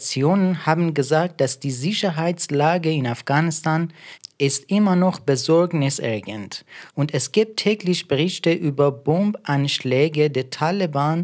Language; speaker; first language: German; non-native, fluent; Persian